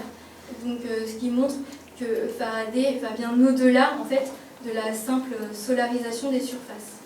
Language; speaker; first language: French; native; French